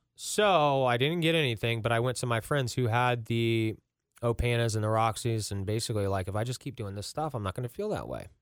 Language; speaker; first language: English; native; English